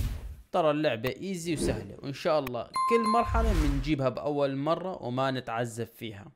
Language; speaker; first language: Arabic; native; Arabic